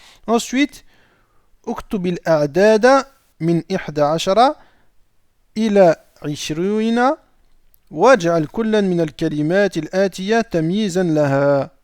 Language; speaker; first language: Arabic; non-native, fluent; French